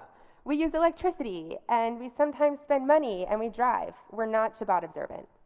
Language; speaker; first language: English; native; English